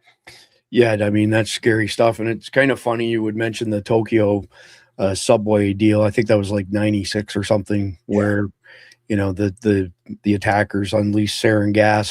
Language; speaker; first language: English; native; English